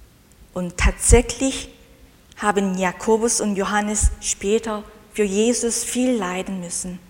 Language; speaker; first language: German; non-native, fluent; Korean